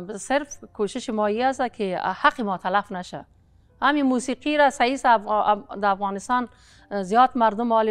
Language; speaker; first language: Persian; non-native, local second language; Pashto